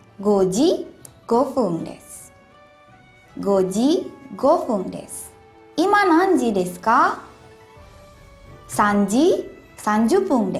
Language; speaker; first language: Japanese; non-native, fluent; Indonesian